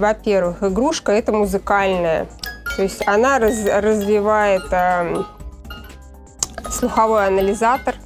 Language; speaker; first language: Russian; native; Russian